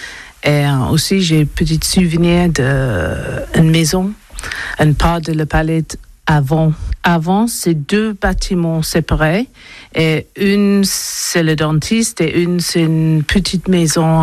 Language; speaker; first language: French; non-native, learner; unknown